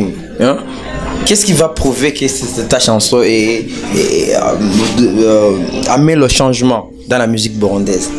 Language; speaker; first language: French; non-native, local second language; Rundi